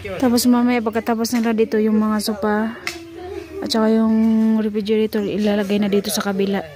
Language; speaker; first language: Filipino; non-native, local second language; Cebuano